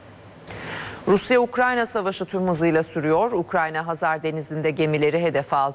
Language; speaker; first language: Turkish; native; Turkish